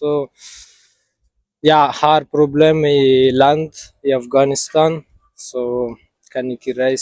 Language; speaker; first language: Norwegian; non-native, learner; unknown